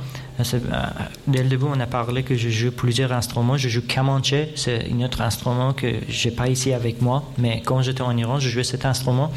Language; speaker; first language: French; non-native, fluent; Persian